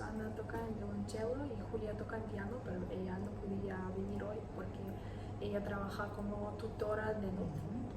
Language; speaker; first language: Spanish; non-native, learner; Ukrainian